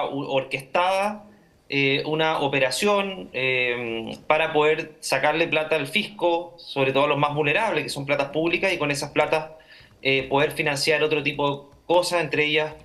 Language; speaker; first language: Spanish; native; Spanish